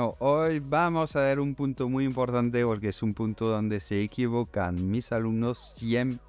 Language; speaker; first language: Spanish; non-native, fluent; French